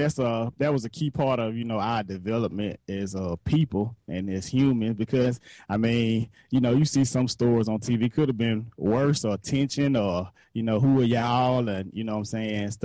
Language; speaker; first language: English; native; English